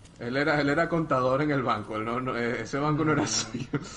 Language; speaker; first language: Spanish; native; Spanish